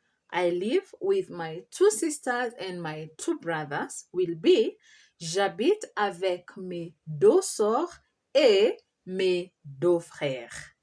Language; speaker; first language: French; non-native, fluent; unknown